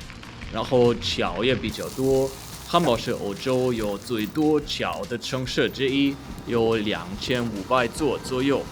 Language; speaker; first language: Chinese; non-native, fluent; German